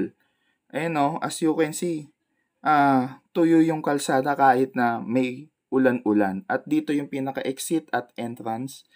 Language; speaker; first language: Filipino; native; Filipino